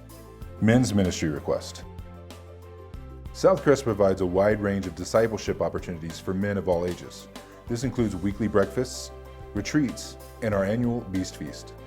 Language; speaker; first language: English; native; English